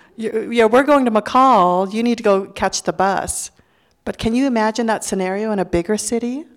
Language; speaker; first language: English; early bilingual, other home language; Lao